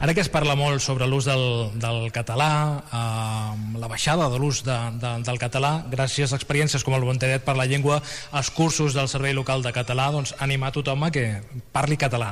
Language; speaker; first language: Catalan; native; Catalan